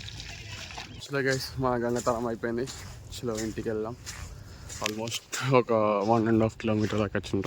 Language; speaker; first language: Telugu; native; Telugu